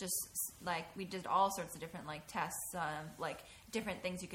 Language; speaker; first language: English; native; English